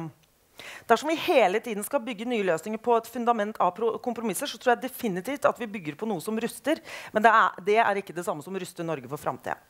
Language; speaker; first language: Norwegian; native; Norwegian